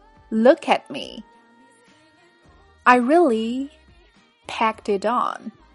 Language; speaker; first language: English; non-native, fluent; Chinese